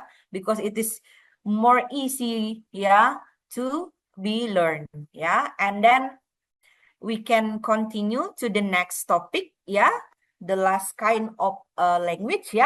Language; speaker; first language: English; non-native, fluent; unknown